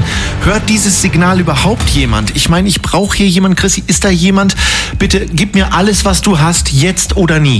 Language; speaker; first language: German; native; German